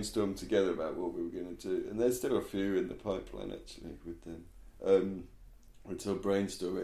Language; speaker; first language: English; native; English